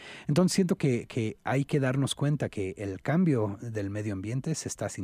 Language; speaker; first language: Spanish; native; Spanish